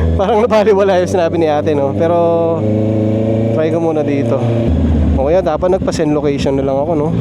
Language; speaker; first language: Filipino; non-native, local second language; Pampanga